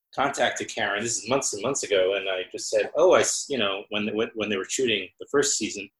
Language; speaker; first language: English; native; English